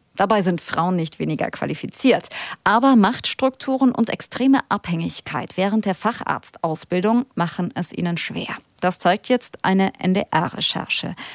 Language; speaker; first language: German; native; German